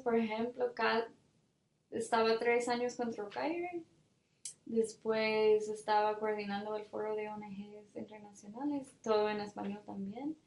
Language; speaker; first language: Spanish; non-native, fluent; English